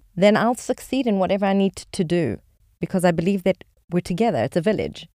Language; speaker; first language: English; native; English